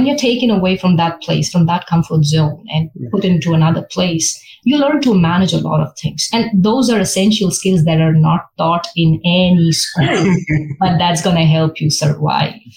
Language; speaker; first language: English; non-native, local second language; Malayalam